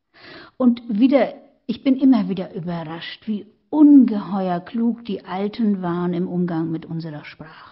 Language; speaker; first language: German; native; German